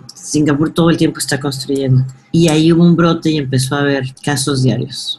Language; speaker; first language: Spanish; native; Spanish